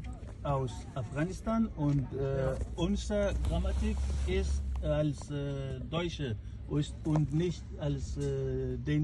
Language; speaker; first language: German; non-native, learner; Pashto